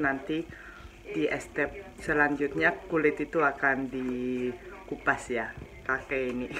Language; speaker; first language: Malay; non-native, fluent; Spanish